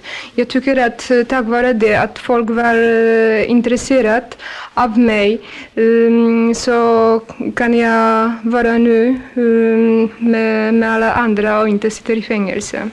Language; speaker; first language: Swedish; non-native, fluent; Polish